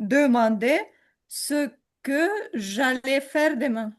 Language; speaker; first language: French; non-native, learner; Ukrainian